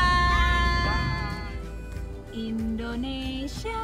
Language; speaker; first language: English; non-native, fluent; Indonesian